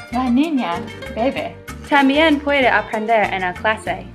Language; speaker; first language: Spanish; non-native, learner; English